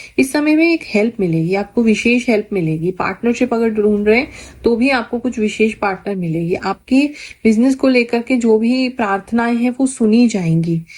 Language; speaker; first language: Hindi; native; Hindi